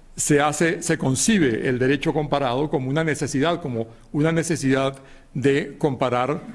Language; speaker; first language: Spanish; native; Spanish